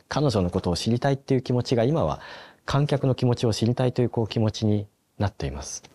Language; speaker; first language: Japanese; native; Japanese